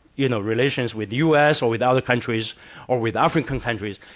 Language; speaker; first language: English; non-native, fluent; Chinese